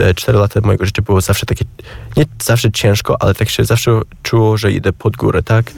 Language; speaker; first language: Polish; early bilingual, heritage; Polish